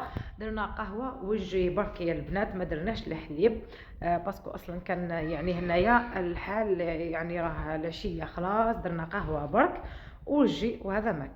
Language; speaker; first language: Arabic; native; Arabic